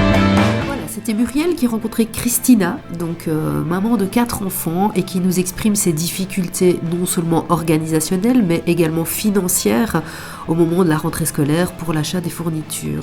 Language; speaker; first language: French; native; French